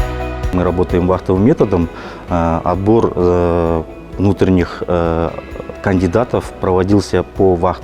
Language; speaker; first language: Russian; native; Russian